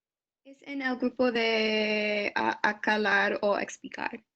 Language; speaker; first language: Spanish; non-native, learner; English